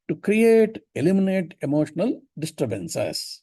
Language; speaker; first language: English; non-native, local second language; Kannada